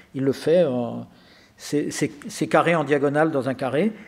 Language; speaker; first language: French; native; French